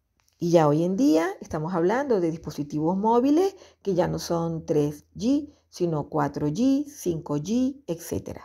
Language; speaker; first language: Spanish; native; Spanish